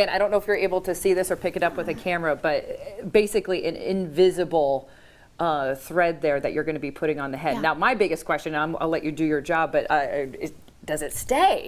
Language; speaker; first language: English; native; English